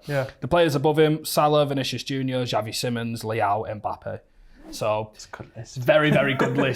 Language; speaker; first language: English; native; English